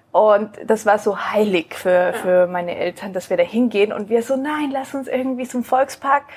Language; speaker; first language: German; early bilingual, other home language; Spanish